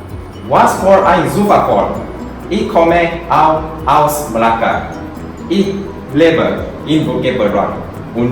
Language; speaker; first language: German; non-native, learner; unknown